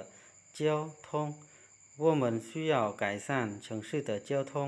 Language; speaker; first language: Chinese; non-native, fluent; Khmer